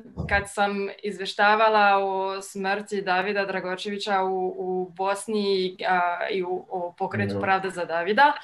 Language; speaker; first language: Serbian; non-native, fluent; French